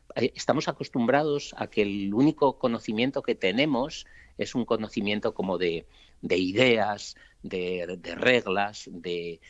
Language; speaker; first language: Spanish; native; Spanish